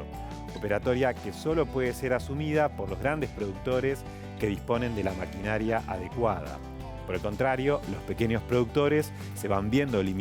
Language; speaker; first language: Spanish; native; Spanish